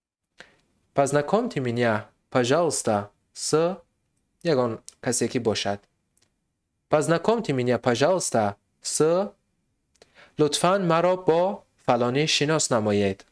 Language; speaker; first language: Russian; non-native, fluent; Tajik